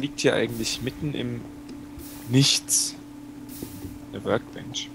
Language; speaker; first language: German; native; German